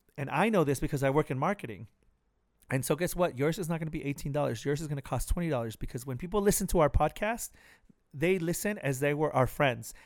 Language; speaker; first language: English; early bilingual, other home language; Spanish